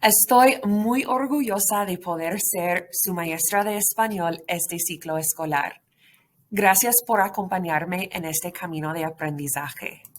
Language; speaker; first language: Spanish; non-native, fluent; English